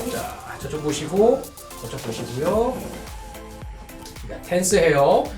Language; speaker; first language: Korean; native; Korean